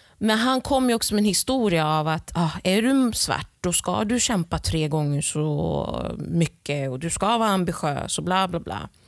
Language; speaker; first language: Swedish; early bilingual, other home language; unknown